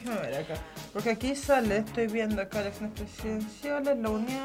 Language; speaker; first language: Spanish; native; Spanish